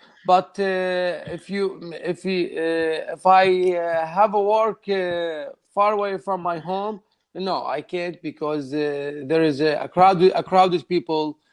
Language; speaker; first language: English; non-native, learner; Arabic